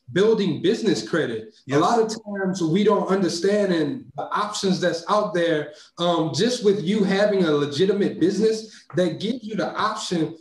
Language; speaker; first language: English; native; English